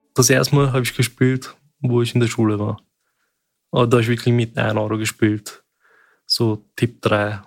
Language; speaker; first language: German; early bilingual, other home language; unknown